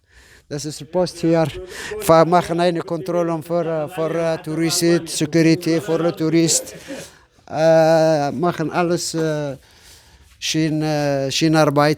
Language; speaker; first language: German; non-native, learner; Arabic